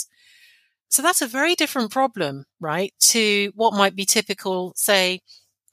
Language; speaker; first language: English; non-native, local second language; Yoruba